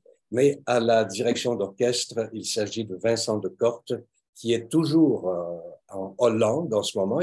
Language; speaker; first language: French; native; French